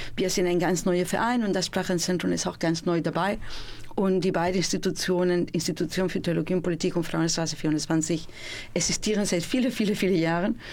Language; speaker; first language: German; non-native, fluent; Spanish